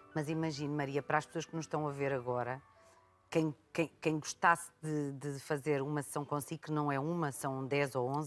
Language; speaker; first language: Portuguese; native; Portuguese